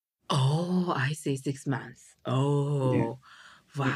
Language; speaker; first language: English; non-native, learner; Japanese